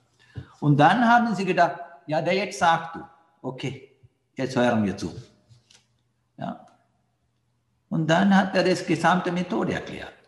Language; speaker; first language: German; non-native, fluent; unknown